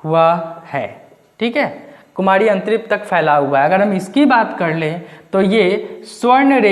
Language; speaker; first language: Hindi; native; Hindi